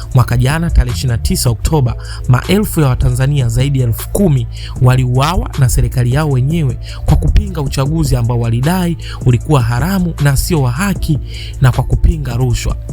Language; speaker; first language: Swahili; native; Swahili